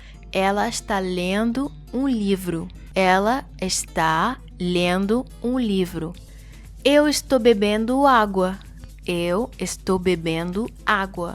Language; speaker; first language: Portuguese; non-native, fluent; Arabic